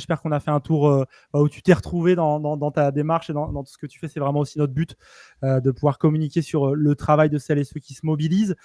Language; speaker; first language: French; native; French